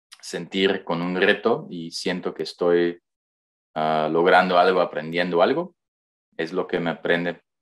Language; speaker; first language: Spanish; non-native, fluent; Dutch